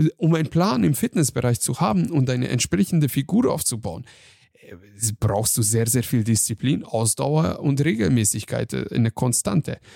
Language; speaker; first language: German; non-native, fluent; Hungarian